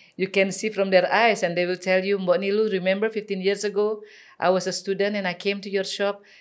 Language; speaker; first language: English; non-native, fluent; Balinese